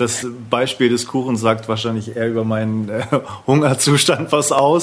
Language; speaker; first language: German; native; German